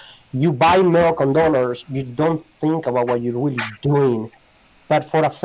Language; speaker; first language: English; non-native, fluent; Spanish